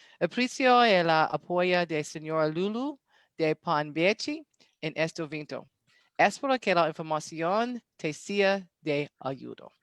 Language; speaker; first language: Spanish; non-native, fluent; English